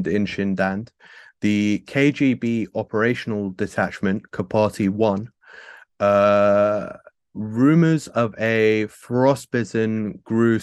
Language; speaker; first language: English; native; English